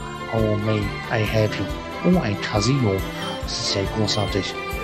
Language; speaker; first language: German; native; German